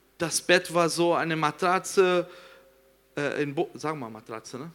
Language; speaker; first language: German; non-native, learner; Portuguese